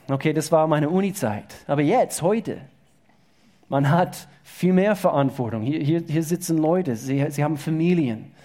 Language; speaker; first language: German; non-native, fluent; English